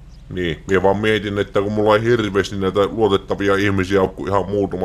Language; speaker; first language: Finnish; native; Finnish